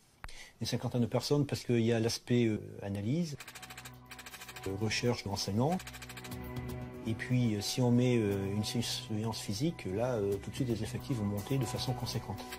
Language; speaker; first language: French; native; French